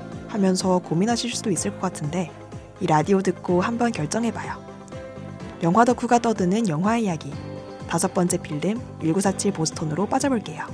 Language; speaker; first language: Korean; native; Korean